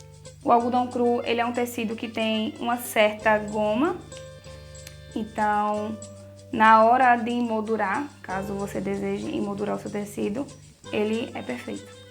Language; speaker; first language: Portuguese; native; Portuguese